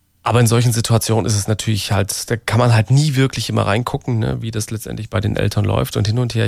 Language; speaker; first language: German; native; German